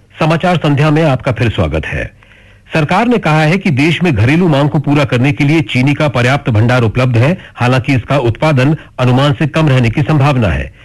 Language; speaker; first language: Hindi; native; Hindi